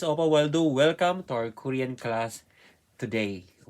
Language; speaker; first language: English; non-native, learner; Filipino